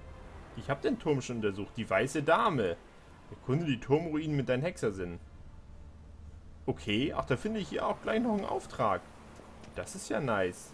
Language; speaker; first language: German; native; German